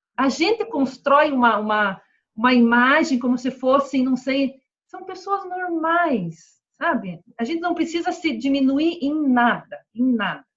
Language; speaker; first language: Portuguese; native; Portuguese